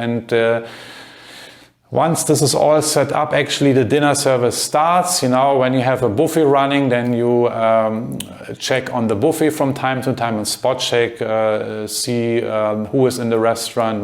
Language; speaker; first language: English; non-native, fluent; German